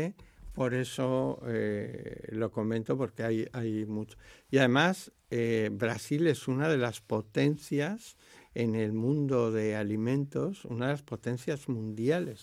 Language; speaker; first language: Spanish; native; Spanish